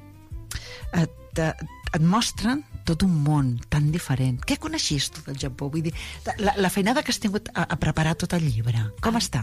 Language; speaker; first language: Catalan; native; Catalan